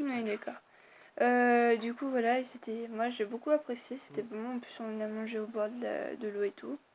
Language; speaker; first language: French; native; French